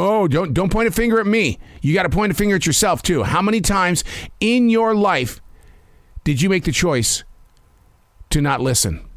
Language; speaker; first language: English; native; English